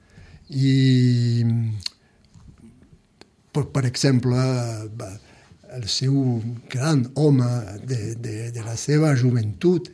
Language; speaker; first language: Catalan; early bilingual, heritage; Catalan